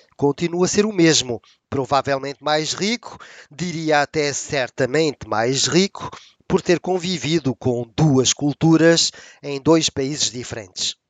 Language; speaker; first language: Portuguese; native; Portuguese